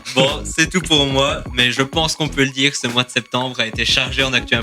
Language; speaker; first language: French; native; French